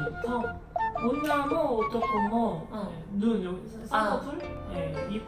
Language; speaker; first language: Japanese; non-native, learner; Korean